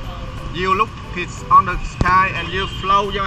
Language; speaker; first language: English; non-native, learner; Vietnamese